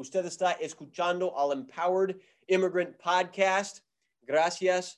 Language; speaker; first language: Spanish; non-native, fluent; English